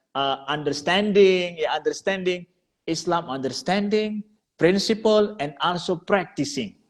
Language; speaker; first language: English; non-native, learner; Indonesian